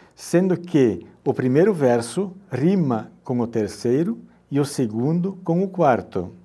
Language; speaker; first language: Portuguese; native; Portuguese